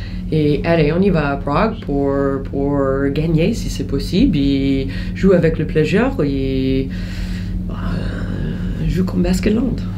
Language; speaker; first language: French; non-native, fluent; English